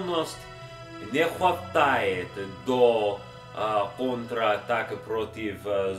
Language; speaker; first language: Russian; non-native, learner; English